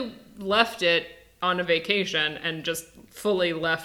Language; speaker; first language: English; native; English